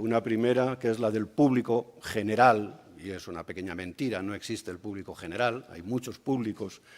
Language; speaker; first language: Spanish; native; Spanish